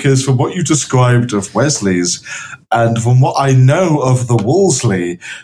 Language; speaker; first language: English; native; English